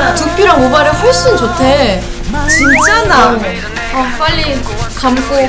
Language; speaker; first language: Korean; native; Korean